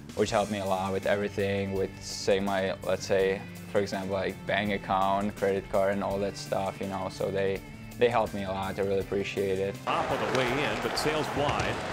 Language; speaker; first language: English; non-native, fluent; Czech